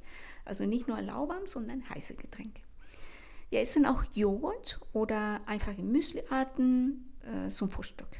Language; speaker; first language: German; non-native, fluent; Spanish